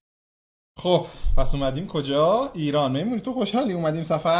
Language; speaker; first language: Persian; native; Persian